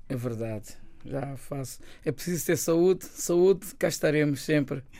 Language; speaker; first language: Portuguese; non-native, local second language; Kabuverdianu